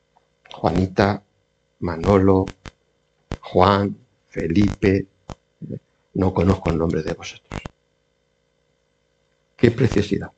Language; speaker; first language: Spanish; native; Spanish